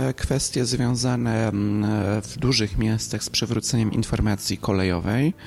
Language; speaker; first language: Polish; native; Polish